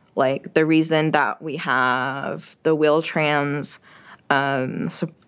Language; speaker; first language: English; early bilingual, other home language; French